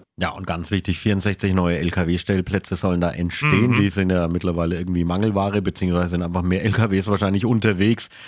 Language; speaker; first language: German; native; German